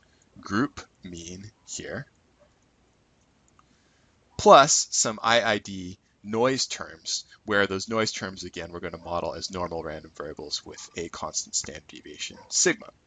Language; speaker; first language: English; native; English